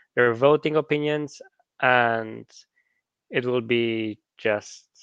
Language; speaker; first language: English; non-native, fluent; Romanian